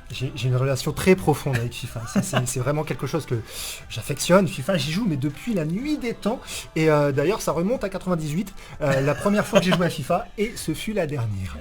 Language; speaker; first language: French; native; French